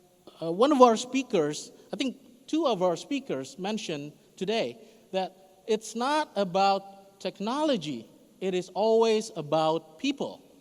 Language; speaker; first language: English; non-native, fluent; Indonesian